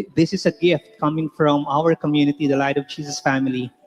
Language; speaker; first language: English; non-native, local second language; Filipino